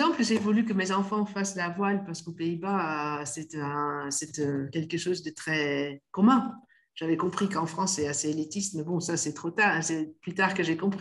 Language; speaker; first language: French; native; French